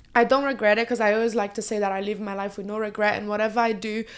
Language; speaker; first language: English; early bilingual, other home language; Portuguese